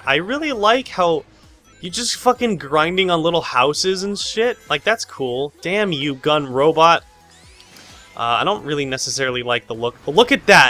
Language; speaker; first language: English; native; English